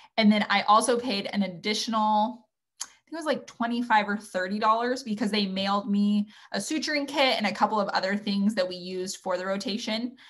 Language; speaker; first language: English; native; English